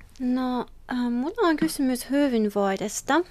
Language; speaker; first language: Finnish; non-native, learner; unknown